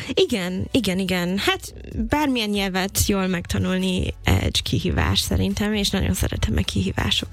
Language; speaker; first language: Hungarian; non-native, fluent; English